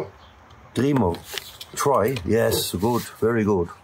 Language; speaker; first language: English; non-native, learner; German